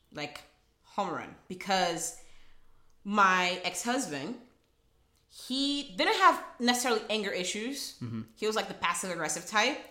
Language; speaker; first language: English; early bilingual, other home language; Portuguese